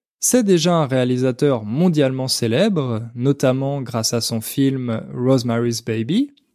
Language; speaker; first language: French; native; French